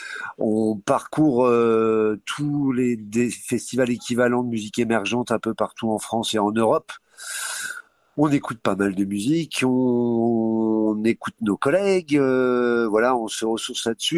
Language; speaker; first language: French; native; French